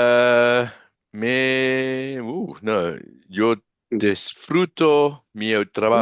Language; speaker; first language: Spanish; non-native, learner; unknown